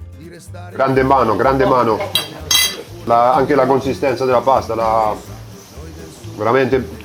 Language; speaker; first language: Italian; native; Italian